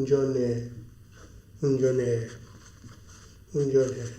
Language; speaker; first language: Korean; non-native, learner; Hindi